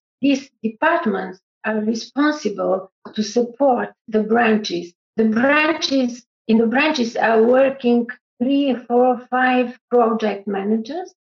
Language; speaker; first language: English; non-native, fluent; Bulgarian